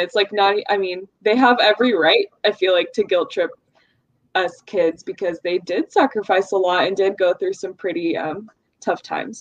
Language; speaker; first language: English; early bilingual, other home language; Russian